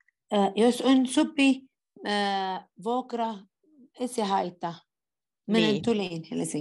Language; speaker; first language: Finnish; non-native, learner; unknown